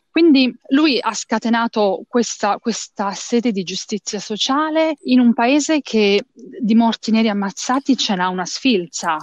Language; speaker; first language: Italian; early bilingual, other home language; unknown